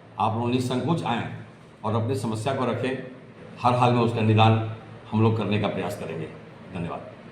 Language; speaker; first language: Hindi; native; Hindi